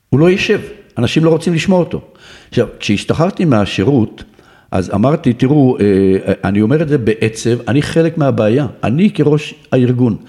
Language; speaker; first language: Hebrew; native; Hebrew